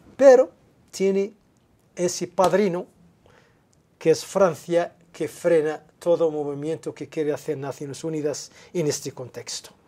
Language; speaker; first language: Spanish; non-native, local second language; Arabic